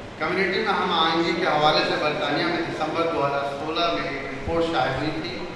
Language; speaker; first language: Urdu; native; Urdu